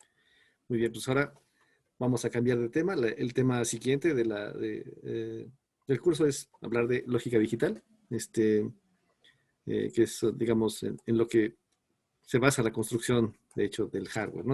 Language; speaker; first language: Spanish; native; Spanish